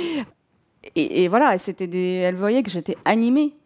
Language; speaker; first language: French; non-native, fluent; Russian